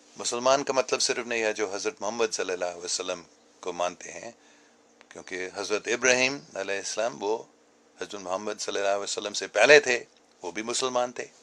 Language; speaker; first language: Urdu; non-native, local second language; English